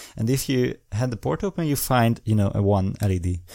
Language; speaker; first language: English; non-native, fluent; Hungarian